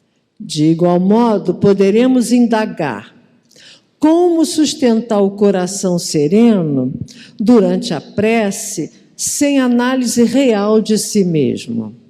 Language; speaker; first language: Portuguese; native; Portuguese